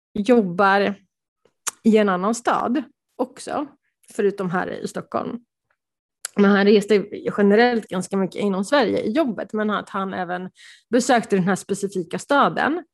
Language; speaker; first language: Swedish; early bilingual, other home language; Polish